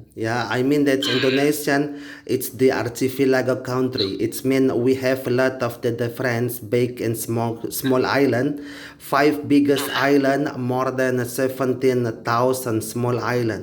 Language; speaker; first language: English; non-native, learner; Indonesian